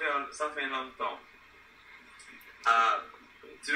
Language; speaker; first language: French; non-native, learner; English